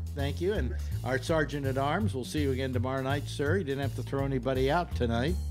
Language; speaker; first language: English; native; English